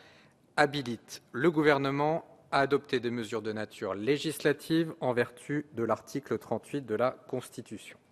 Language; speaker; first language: French; native; French